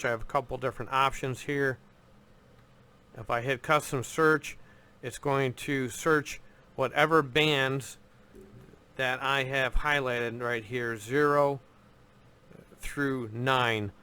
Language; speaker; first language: English; native; English